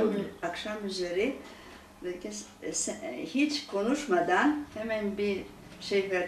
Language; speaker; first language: Turkish; non-native, local second language; Greek